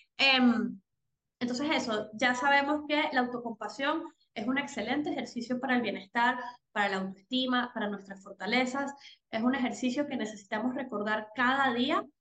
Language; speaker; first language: Spanish; native; Spanish